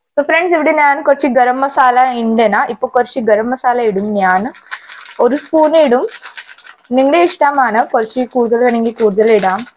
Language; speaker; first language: Malayalam; non-native, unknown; Hindi